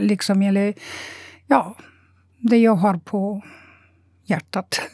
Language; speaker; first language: Swedish; non-native, fluent; Romanian